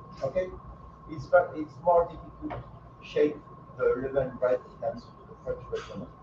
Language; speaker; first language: English; non-native, learner; French